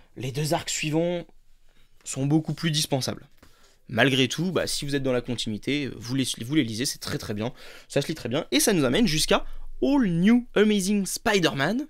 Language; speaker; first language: French; native; French